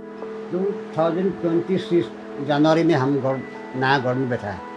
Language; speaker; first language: Hindi; non-native, local second language; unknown